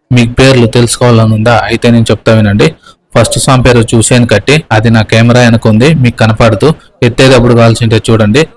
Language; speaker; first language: Telugu; native; Telugu